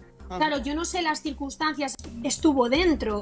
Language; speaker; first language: Spanish; native; Spanish